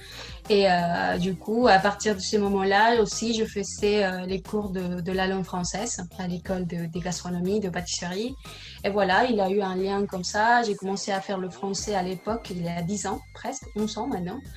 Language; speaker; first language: French; non-native, learner; Spanish